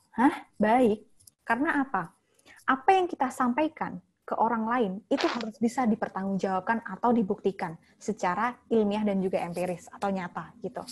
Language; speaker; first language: Indonesian; native; Indonesian